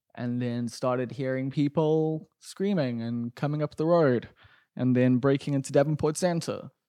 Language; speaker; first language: English; native; English